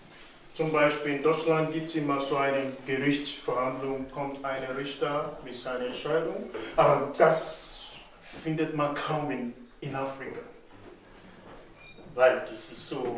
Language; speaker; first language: German; non-native, fluent; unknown